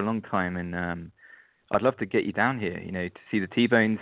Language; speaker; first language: English; native; English